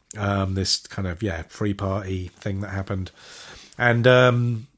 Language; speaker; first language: English; native; English